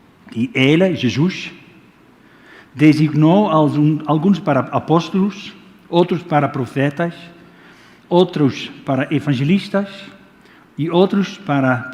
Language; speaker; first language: Portuguese; non-native, fluent; Dutch